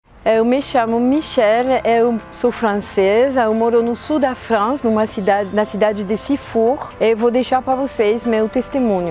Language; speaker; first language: Portuguese; non-native, fluent; French